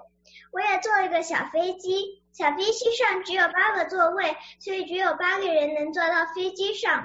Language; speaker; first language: Chinese; early bilingual, heritage; Chinese